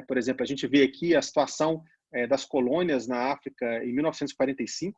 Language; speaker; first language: Portuguese; native; Portuguese